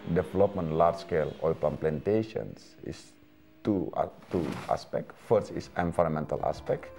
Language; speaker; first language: English; non-native, fluent; Indonesian